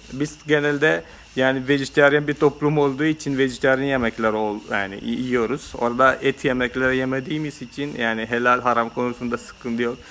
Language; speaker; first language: Turkish; non-native, fluent; Malayalam